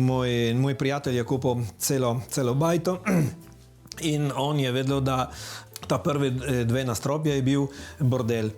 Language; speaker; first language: Slovenian; early bilingual, heritage; Italian